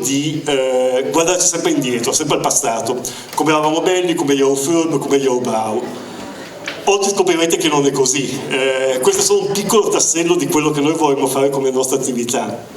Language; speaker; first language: Italian; native; Italian